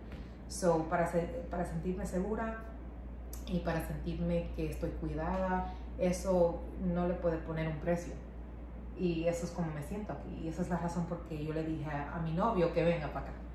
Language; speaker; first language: Spanish; non-native, local second language; English